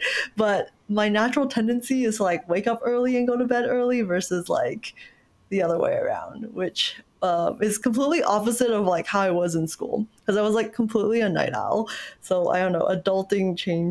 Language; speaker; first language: English; early bilingual, other home language; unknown